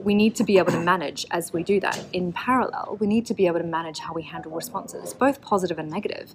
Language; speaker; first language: English; native; English